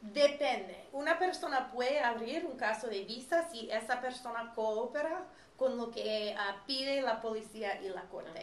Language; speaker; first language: Spanish; non-native, fluent; English